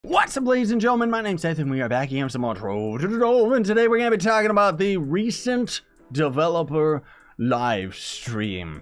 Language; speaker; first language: English; native; English